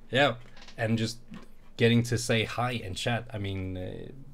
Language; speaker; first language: English; non-native, fluent; Swedish